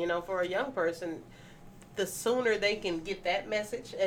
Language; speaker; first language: English; native; English